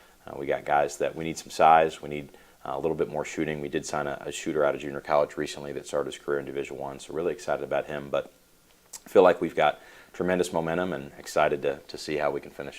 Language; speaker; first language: English; native; English